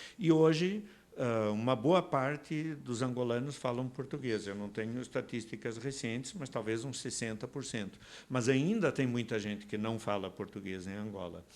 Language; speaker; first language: Portuguese; native; Portuguese